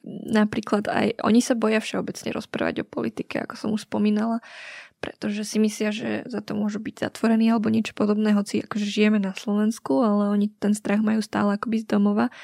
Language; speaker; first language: Slovak; early bilingual, other home language; Vietnamese